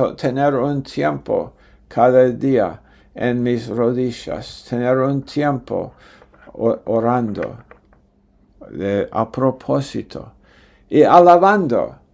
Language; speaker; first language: Spanish; non-native, fluent; English